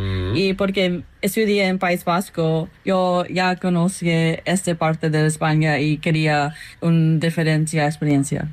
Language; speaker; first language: Spanish; non-native, learner; English